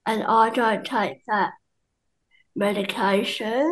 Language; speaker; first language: English; native; English